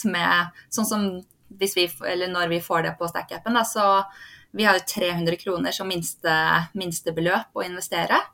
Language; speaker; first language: Norwegian; native; Norwegian